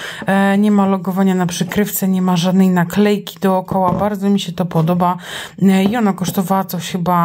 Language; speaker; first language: Polish; native; Polish